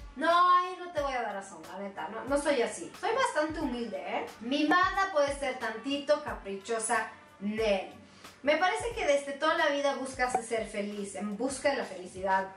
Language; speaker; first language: Spanish; non-native, fluent; Swedish